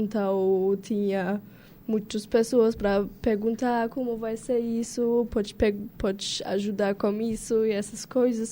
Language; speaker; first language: Portuguese; non-native, learner; German